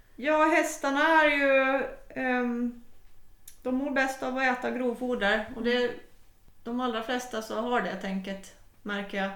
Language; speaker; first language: Swedish; native; Swedish